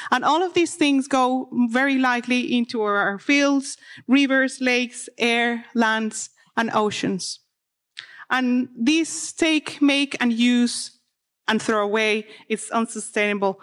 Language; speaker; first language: English; non-native, fluent; Spanish